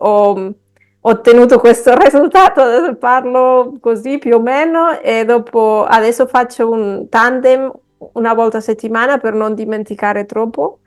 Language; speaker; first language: Italian; non-native, fluent; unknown